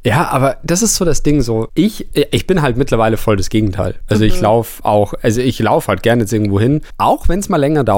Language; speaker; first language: German; native; German